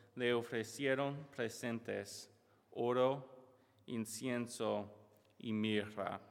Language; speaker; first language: Spanish; non-native, fluent; English